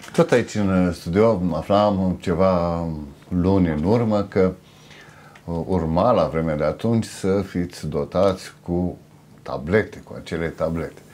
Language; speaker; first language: Romanian; native; Romanian